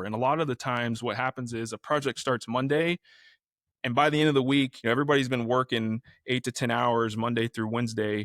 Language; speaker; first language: English; native; English